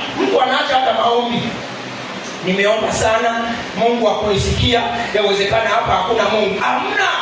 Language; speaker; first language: Swahili; non-native, local second language; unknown